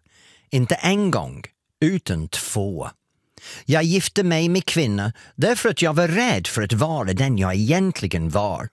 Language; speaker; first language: Swedish; non-native, fluent; English